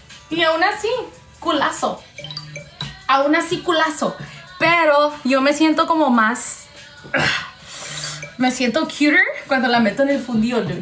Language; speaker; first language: Spanish; early bilingual, heritage; Spanish